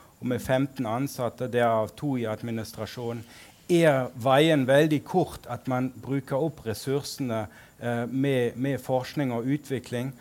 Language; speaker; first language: Norwegian; non-native, fluent; German